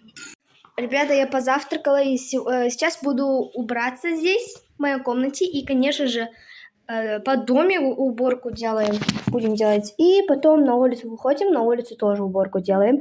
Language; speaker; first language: Russian; non-native, local second language; Kazakh